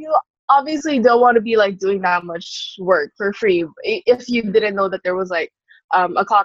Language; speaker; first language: English; non-native, local second language; Filipino